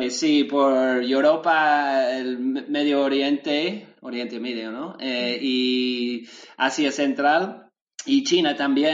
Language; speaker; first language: Spanish; non-native, learner; English